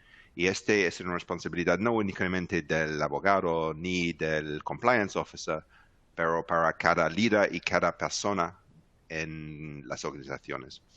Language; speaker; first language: Spanish; non-native, fluent; English